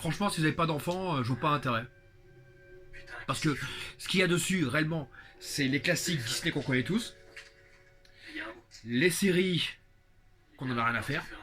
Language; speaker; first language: French; native; French